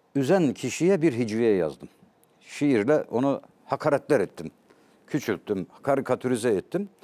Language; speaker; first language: Turkish; native; Turkish